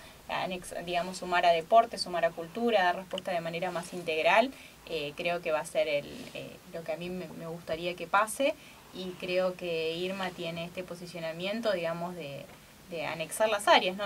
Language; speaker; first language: Spanish; native; Spanish